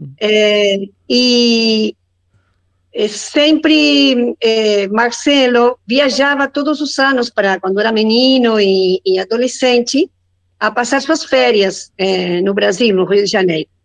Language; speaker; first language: Portuguese; non-native, learner; Spanish